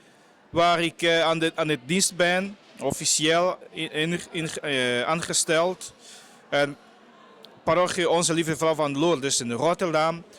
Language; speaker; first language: Dutch; non-native, fluent; Portuguese